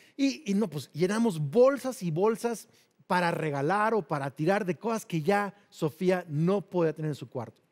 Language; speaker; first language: Spanish; native; Spanish